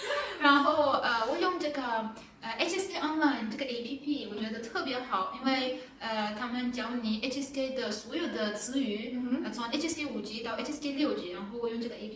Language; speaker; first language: Chinese; non-native, learner; Persian